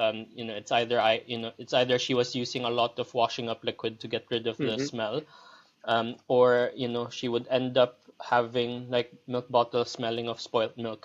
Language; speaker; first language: English; non-native, local second language; Filipino